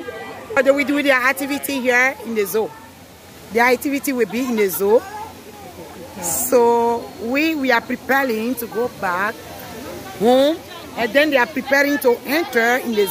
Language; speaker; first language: English; non-native, learner; French